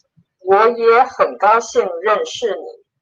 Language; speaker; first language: Chinese; non-native, learner; Polish